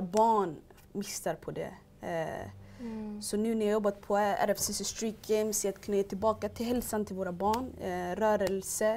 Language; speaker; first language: Swedish; early bilingual, other home language; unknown